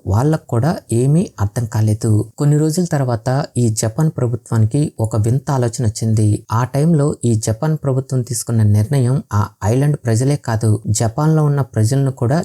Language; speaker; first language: Telugu; native; Telugu